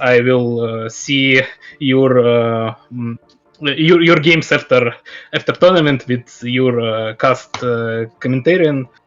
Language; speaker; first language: English; non-native, learner; Russian